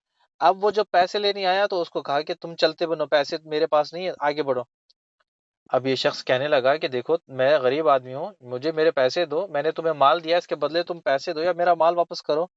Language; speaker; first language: Urdu; native; Urdu